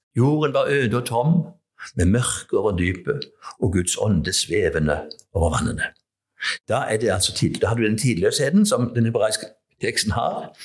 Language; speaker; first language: Norwegian; native; Norwegian